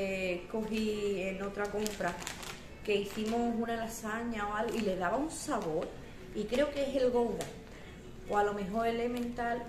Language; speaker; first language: Spanish; native; Spanish